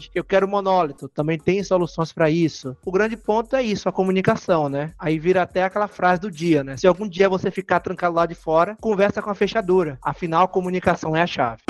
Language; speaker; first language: Portuguese; native; Portuguese